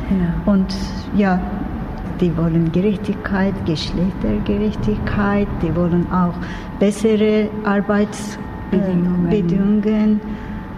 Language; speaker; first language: German; non-native, learner; Turkish